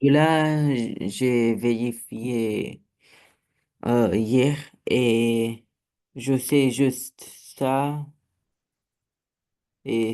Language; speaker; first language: French; non-native, learner; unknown